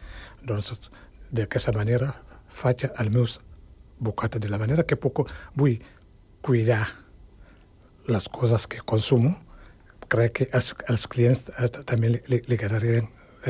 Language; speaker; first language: Catalan; non-native, fluent; Wolof